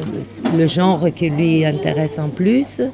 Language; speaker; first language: French; non-native, fluent; Bulgarian